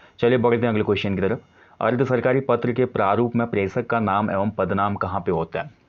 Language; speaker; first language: Hindi; native; Hindi